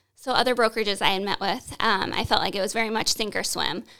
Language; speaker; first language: English; native; English